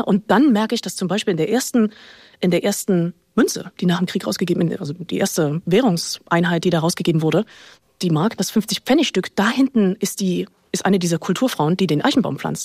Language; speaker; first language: German; native; German